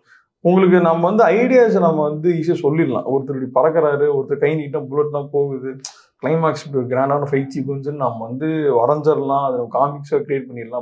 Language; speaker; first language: Tamil; native; Tamil